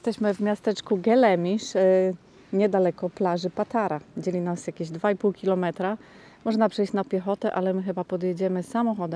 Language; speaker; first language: Polish; native; Polish